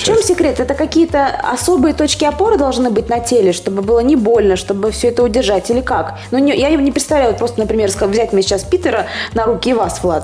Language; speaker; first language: Russian; native; Russian